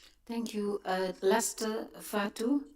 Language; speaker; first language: English; non-native, fluent; French